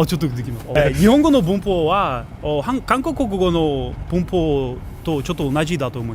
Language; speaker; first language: Japanese; non-native, learner; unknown